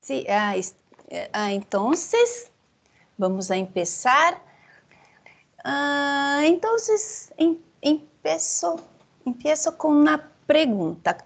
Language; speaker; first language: Spanish; non-native, fluent; Portuguese